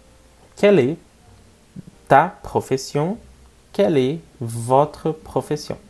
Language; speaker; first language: French; non-native, fluent; Portuguese